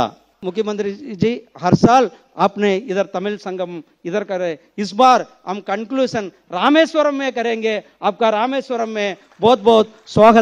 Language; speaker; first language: Hindi; non-native, local second language; Tamil